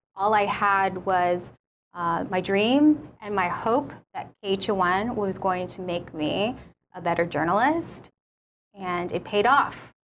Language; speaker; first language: English; native; English